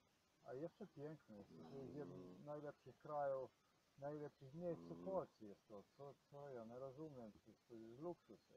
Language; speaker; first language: Polish; non-native, learner; Croatian